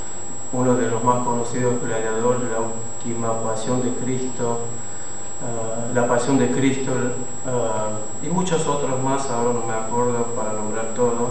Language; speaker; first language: Spanish; non-native, fluent; Armenian